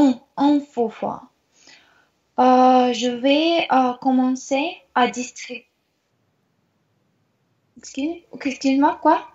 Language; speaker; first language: French; non-native, learner; Russian